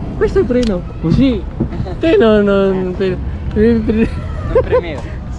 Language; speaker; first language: Italian; non-native, learner; Filipino